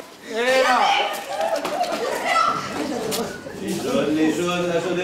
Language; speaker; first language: French; native; French